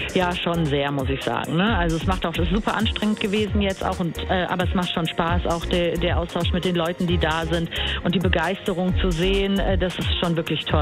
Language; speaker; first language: German; native; German